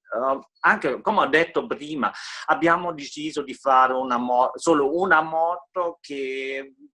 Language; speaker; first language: Italian; non-native, fluent; German